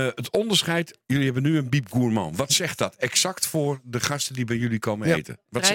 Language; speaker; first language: Dutch; native; Dutch